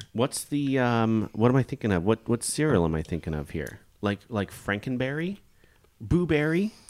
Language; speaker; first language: English; native; English